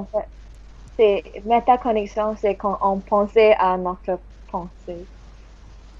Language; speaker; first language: French; non-native, learner; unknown